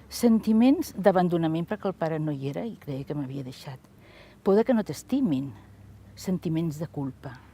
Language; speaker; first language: Catalan; native; Catalan